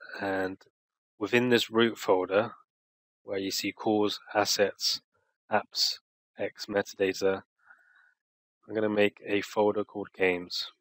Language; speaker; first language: English; native; English